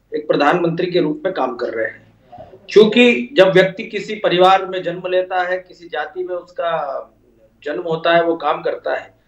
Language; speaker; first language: Hindi; native; Hindi